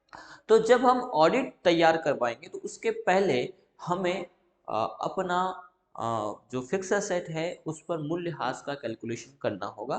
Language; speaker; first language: Hindi; native; Hindi